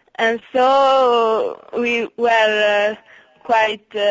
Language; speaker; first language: English; non-native, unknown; Italian